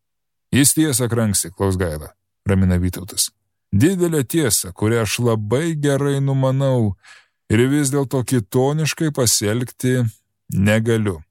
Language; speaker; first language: Lithuanian; native; Lithuanian